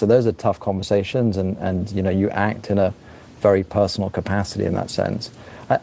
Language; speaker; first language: English; native; English